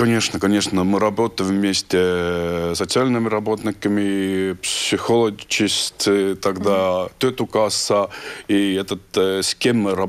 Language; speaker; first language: Russian; non-native, learner; Estonian